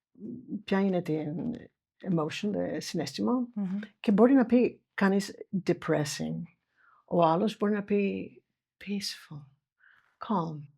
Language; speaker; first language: Greek; non-native, fluent; English